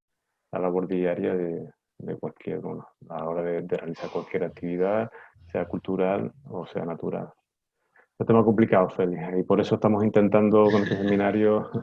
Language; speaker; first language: Spanish; native; Spanish